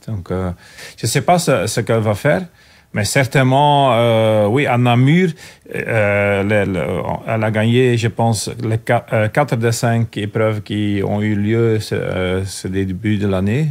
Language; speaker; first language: French; non-native, local second language; Dutch